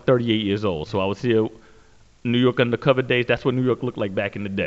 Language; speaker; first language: English; native; English